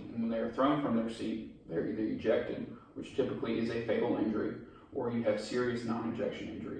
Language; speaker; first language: English; native; English